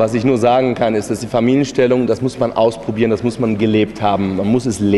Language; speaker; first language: German; non-native, fluent; Portuguese